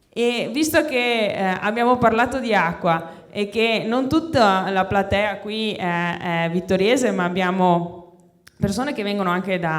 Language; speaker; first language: Italian; native; Italian